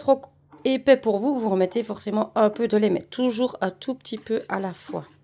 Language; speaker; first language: French; native; French